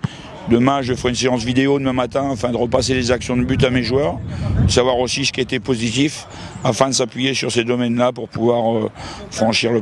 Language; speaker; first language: French; native; French